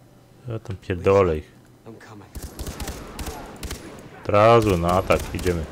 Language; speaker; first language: Polish; native; Polish